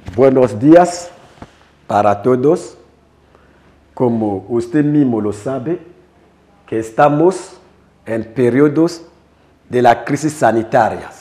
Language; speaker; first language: Spanish; non-native, fluent; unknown